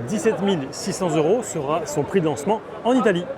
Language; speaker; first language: French; native; French